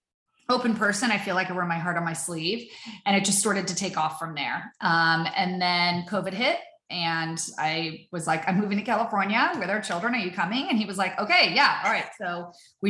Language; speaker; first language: English; native; English